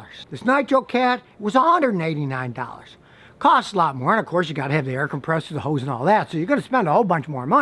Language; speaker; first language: English; native; English